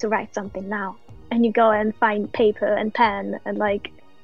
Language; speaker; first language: English; non-native, fluent; Italian